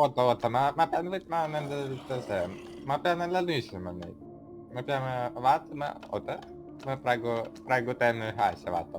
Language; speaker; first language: Estonian; non-native, local second language; Russian